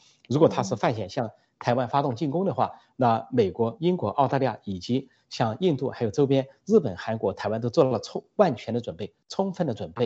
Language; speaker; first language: Chinese; native; Chinese